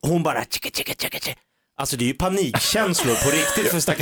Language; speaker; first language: Swedish; native; Swedish